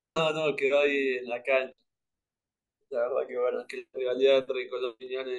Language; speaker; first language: Spanish; native; Spanish